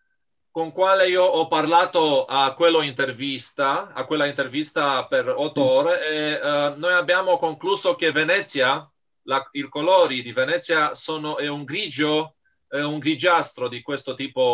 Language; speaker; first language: Italian; non-native, fluent; Romanian